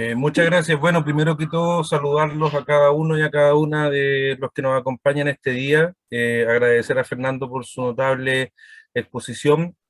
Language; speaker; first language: Spanish; native; Spanish